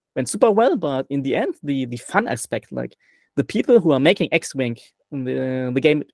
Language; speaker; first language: English; non-native, fluent; German